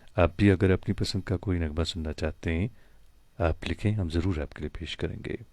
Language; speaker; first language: Hindi; non-native, local second language; Kashmiri